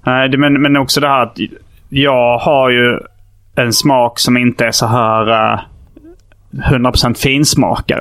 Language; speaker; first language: Swedish; native; Swedish